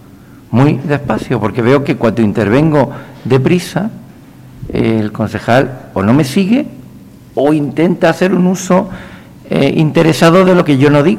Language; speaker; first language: Spanish; native; Spanish